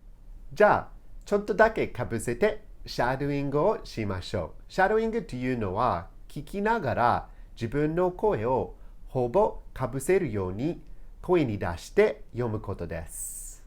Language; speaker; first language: Japanese; non-native, fluent; English